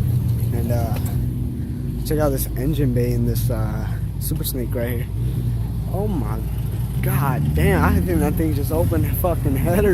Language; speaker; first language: English; native; English